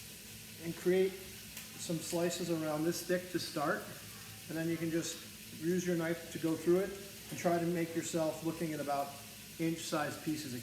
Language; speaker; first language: English; native; English